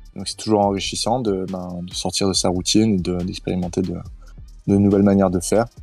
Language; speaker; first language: French; native; French